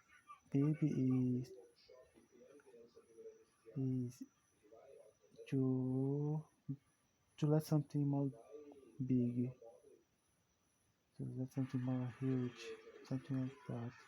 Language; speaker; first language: English; non-native, learner; Portuguese